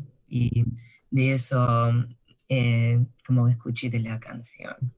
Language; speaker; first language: Spanish; early bilingual, heritage; Spanish